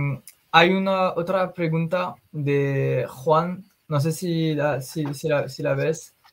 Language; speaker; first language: Spanish; non-native, fluent; French